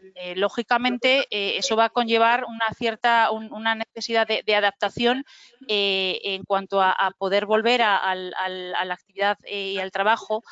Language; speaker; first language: Spanish; native; Spanish